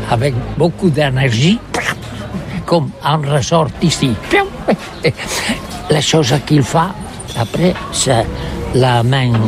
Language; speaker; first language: French; non-native, learner; Catalan